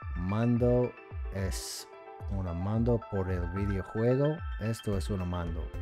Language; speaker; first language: Spanish; non-native, learner; English